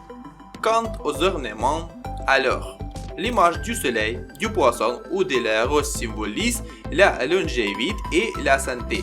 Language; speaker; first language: French; non-native, learner; Ukrainian